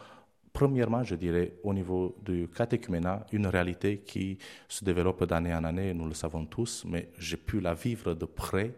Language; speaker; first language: French; non-native, fluent; Romanian